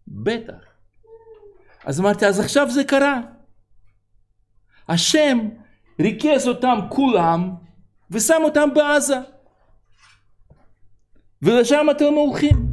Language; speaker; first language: Hebrew; non-native, fluent; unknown